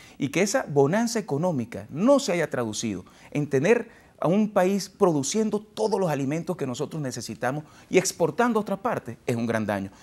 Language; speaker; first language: Spanish; native; Spanish